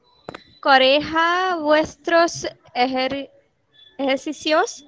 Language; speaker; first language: Spanish; non-native, learner; English